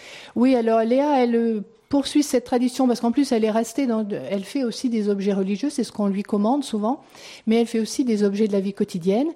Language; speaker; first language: French; native; French